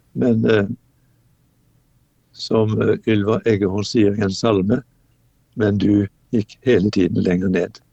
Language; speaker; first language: Norwegian; native; Norwegian